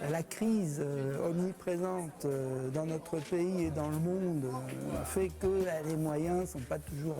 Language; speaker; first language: French; native; French